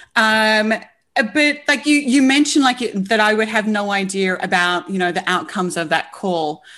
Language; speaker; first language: English; native; English